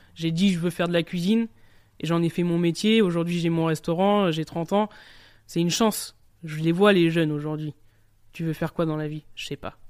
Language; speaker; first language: French; native; French